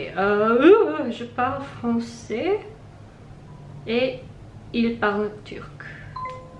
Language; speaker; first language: French; non-native, learner; English